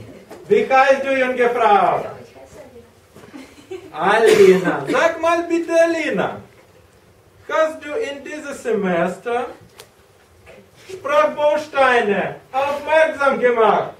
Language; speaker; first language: German; non-native, learner; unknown